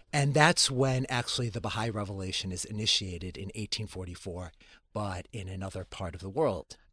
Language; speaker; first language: English; native; English